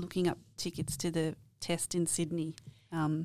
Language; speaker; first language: English; native; English